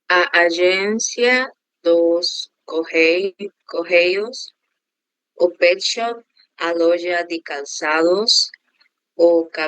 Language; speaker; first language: Portuguese; non-native, learner; Spanish